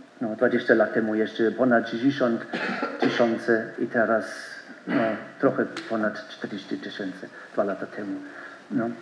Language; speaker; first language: Polish; non-native, learner; German